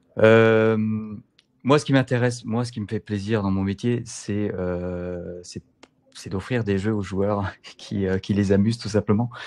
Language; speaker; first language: French; native; French